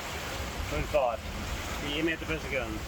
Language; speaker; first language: Swedish; native; Swedish